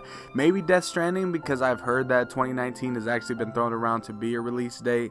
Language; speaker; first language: English; native; English